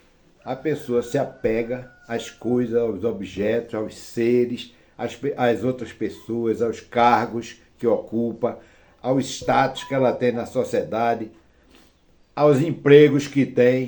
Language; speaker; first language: Portuguese; native; Portuguese